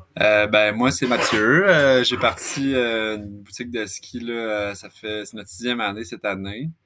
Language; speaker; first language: French; native; French